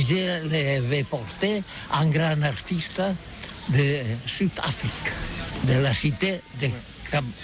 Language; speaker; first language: French; non-native, learner; Catalan